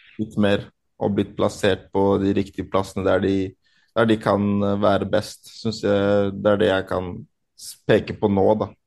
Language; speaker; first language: Norwegian; early bilingual, other home language; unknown